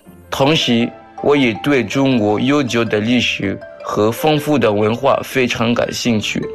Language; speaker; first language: Chinese; non-native, fluent; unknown